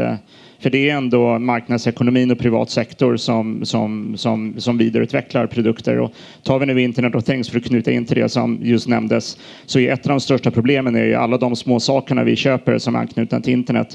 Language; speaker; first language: Swedish; native; Swedish